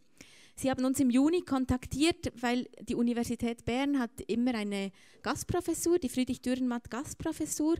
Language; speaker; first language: German; native; German